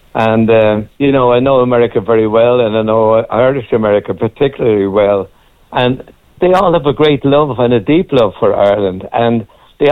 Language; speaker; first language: English; native; English